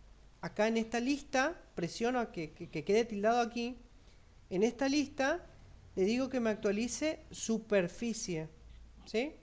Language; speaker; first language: Spanish; native; Spanish